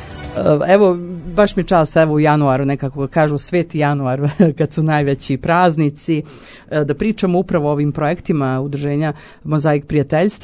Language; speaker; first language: Croatian; native; Croatian